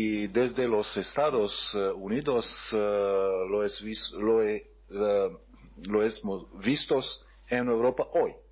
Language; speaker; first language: Spanish; non-native, learner; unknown